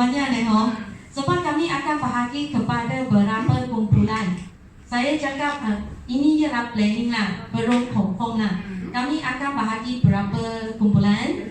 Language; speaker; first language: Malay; non-native, local second language; Chinese